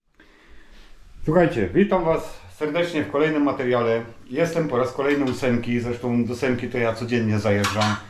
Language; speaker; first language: Polish; native; Polish